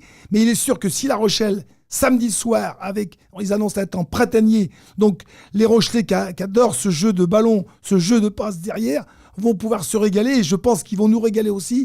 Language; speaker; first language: French; native; French